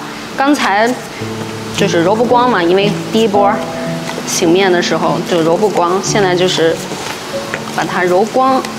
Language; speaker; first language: Chinese; native; Chinese